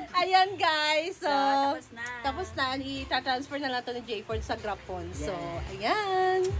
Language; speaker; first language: Filipino; non-native, local second language; Cebuano